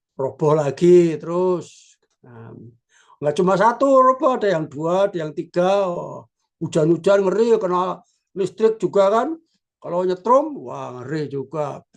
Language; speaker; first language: Indonesian; non-native, local second language; Javanese